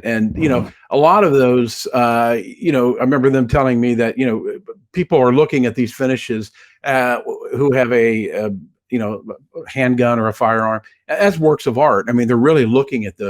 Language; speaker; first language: English; native; English